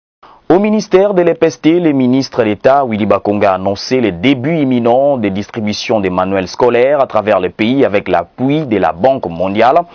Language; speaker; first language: French; native; French